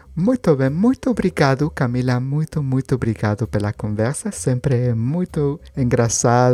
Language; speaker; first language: Portuguese; non-native, learner; Spanish